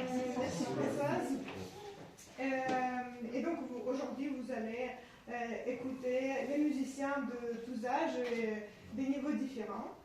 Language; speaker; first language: French; non-native, fluent; Ukrainian